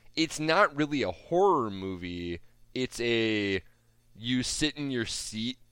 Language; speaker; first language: English; native; English